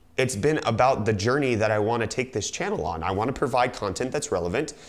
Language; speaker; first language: English; native; English